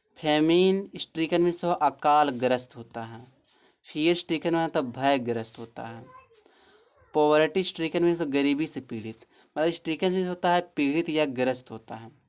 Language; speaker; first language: Hindi; native; Hindi